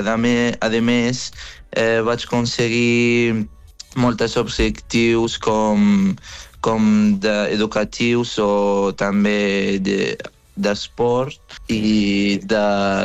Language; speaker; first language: Catalan; non-native, fluent; Arabic